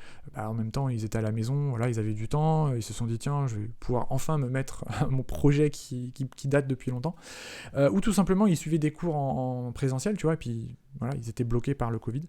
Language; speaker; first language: French; native; French